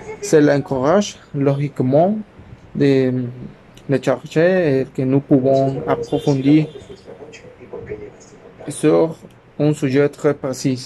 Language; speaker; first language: French; non-native, learner; Spanish